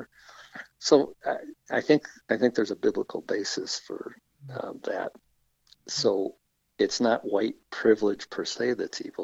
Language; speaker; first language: English; native; English